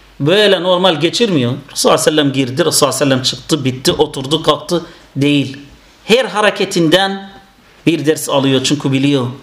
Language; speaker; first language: Turkish; non-native, fluent; Arabic